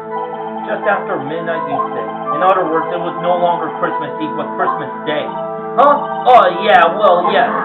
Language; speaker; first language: English; native; English